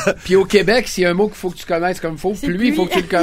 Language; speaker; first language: French; native; French